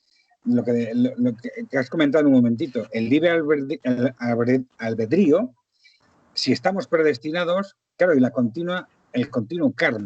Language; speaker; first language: Spanish; native; Spanish